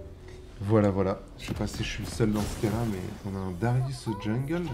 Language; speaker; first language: French; native; French